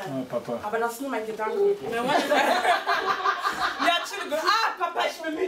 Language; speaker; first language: German; early bilingual, heritage; Lingala